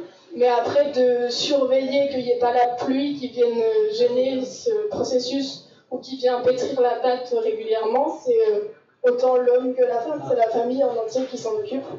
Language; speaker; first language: French; native; French